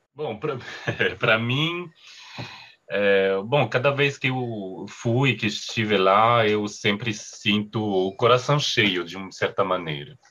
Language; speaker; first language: Portuguese; non-native, learner; French